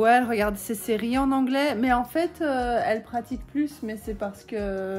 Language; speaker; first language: French; native; French